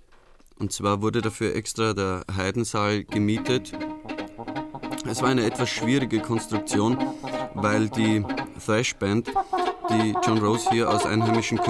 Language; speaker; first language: German; native; German